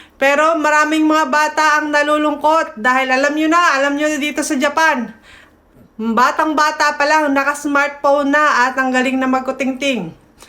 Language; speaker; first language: Filipino; native; Filipino